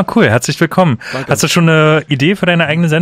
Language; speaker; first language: German; native; German